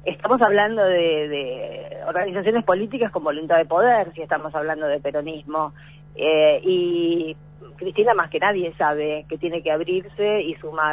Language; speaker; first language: Spanish; native; Spanish